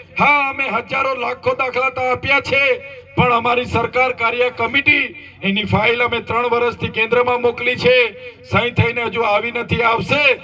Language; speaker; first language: Gujarati; non-native, local second language; Vasavi